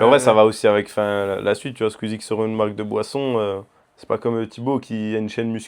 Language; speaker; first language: French; native; French